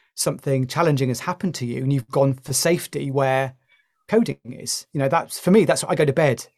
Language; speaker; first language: English; native; English